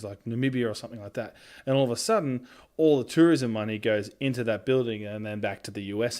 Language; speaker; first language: English; native; English